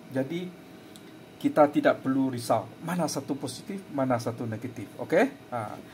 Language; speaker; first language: Malay; non-native, local second language; Chinese